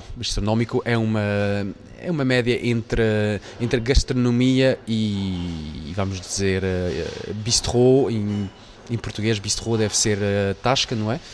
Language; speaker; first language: Portuguese; non-native, fluent; Dutch